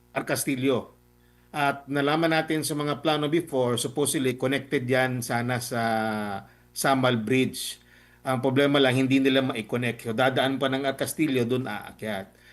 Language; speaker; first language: Filipino; non-native, local second language; Cebuano